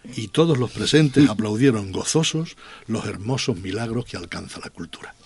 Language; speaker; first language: Spanish; native; Spanish